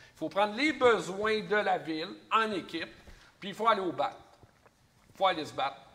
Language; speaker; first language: French; native; French